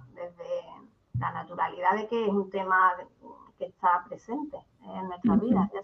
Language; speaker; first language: Spanish; native; Spanish